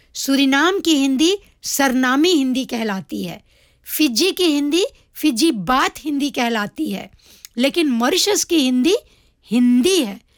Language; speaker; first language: Hindi; early bilingual, heritage; Hindi